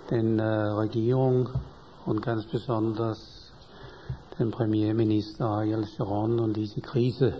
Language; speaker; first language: German; non-native, fluent; English